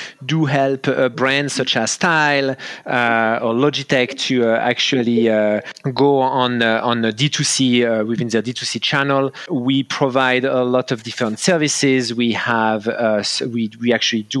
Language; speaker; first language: English; non-native, fluent; French